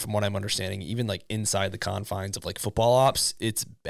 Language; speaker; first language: English; native; English